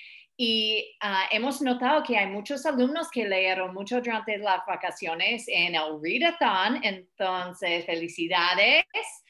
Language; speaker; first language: Spanish; non-native, fluent; English